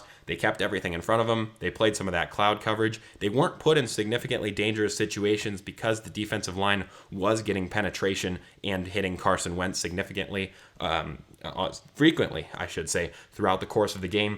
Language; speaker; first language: English; native; English